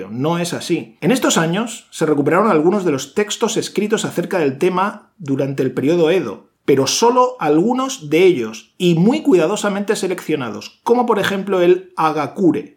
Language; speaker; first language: Spanish; native; Spanish